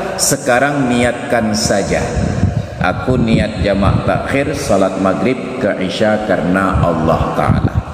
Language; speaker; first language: Malay; non-native, local second language; Achinese